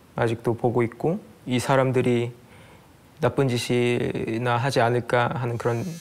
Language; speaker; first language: Korean; native; Korean